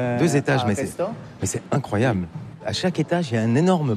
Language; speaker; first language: French; native; French